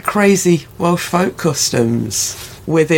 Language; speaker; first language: English; native; English